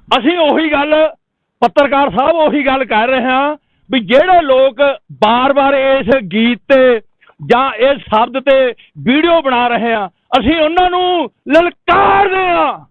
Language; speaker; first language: Punjabi; native; Punjabi